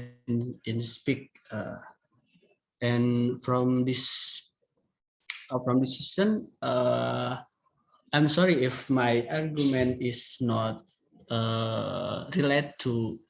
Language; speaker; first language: English; non-native, learner; Indonesian